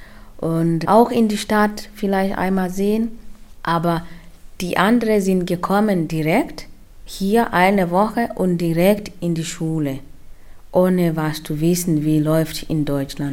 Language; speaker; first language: German; non-native, learner; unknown